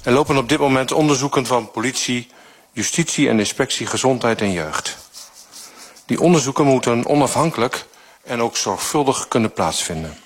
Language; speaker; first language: Dutch; native; Dutch